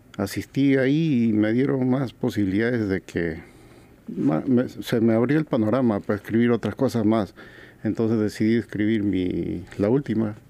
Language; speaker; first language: Spanish; native; Spanish